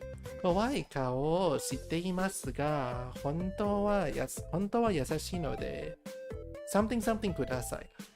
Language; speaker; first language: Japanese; non-native, learner; English